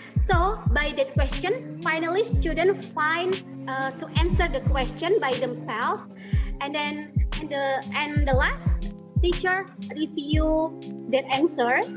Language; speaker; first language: English; non-native, learner; Indonesian